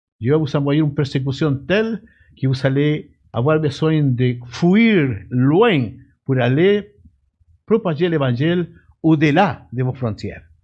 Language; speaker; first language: French; non-native, fluent; Spanish